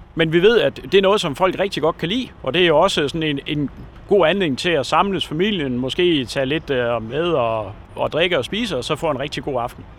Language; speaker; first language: Danish; native; Danish